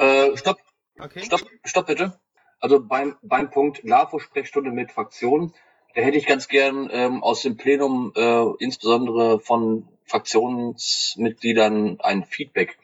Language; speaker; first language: German; native; German